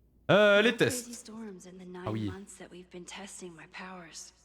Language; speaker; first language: French; native; French